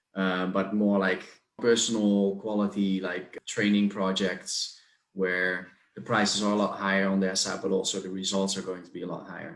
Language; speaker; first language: English; non-native, fluent; Dutch